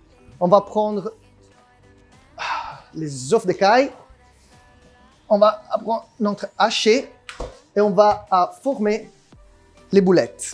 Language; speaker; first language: French; non-native, learner; Italian